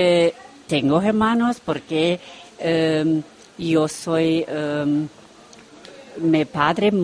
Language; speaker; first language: Spanish; non-native, learner; Romanian